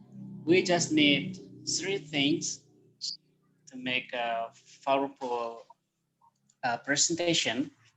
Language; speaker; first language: English; non-native, learner; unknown